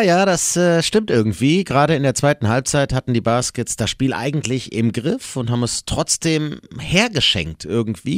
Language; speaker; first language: German; native; German